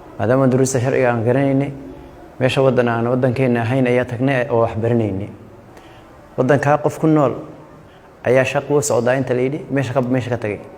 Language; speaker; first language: Somali; non-native, local second language; Oromo